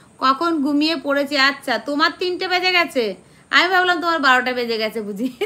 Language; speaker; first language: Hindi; non-native, local second language; Bangla